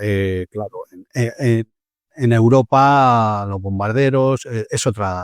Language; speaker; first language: Spanish; native; Spanish